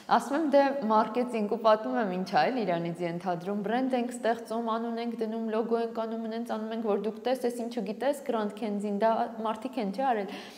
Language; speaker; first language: Armenian; native; Armenian